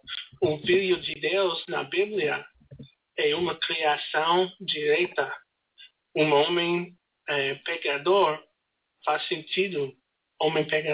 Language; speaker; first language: Portuguese; non-native, learner; English